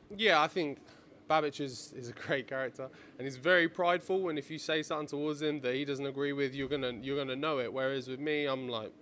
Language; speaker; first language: English; native; English